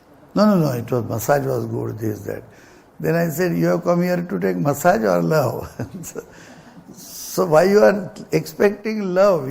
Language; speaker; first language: English; non-native, local second language; Marathi